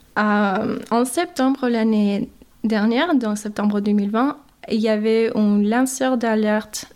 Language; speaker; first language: French; non-native, fluent; English